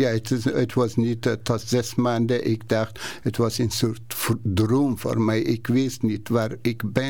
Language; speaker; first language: Dutch; non-native, learner; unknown